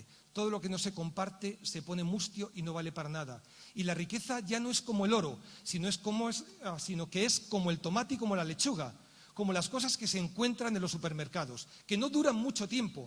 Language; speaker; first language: Spanish; native; Spanish